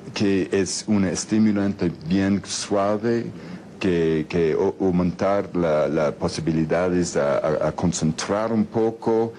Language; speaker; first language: Spanish; non-native, fluent; English